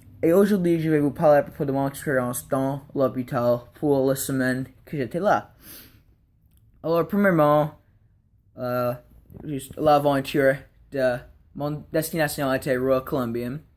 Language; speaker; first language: French; non-native, learner; English